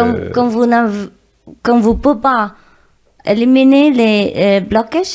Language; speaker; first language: French; non-native, learner; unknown